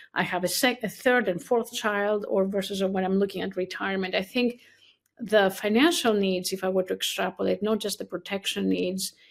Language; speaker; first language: English; non-native, fluent; Greek